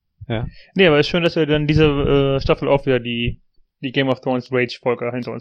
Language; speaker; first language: German; native; German